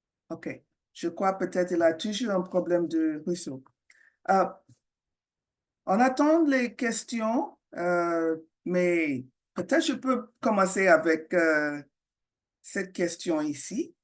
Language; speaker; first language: French; non-native, fluent; English